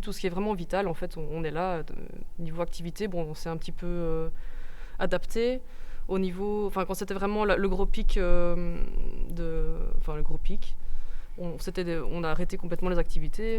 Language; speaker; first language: French; native; French